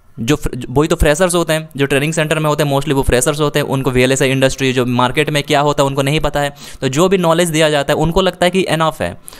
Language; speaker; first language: Hindi; native; Hindi